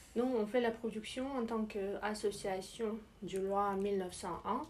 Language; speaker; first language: French; non-native, learner; English